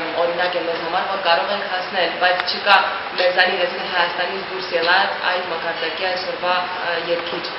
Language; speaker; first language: Armenian; native; Armenian